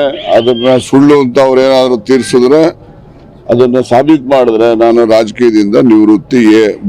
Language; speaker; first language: Kannada; native; Kannada